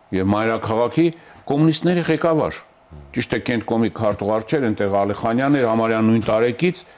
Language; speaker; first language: Armenian; native; Armenian